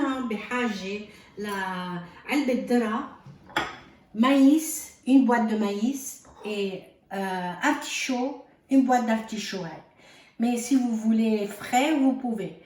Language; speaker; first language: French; non-native, fluent; Arabic